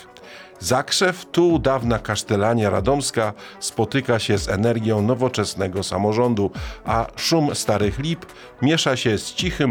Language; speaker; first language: Polish; native; Polish